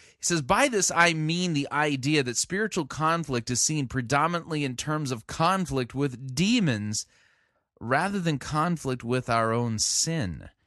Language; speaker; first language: English; native; English